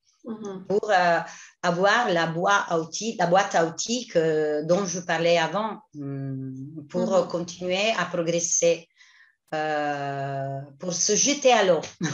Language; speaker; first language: French; non-native, fluent; Italian